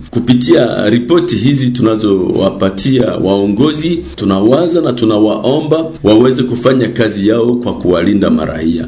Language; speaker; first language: Swahili; non-native, local second language; North Ndebele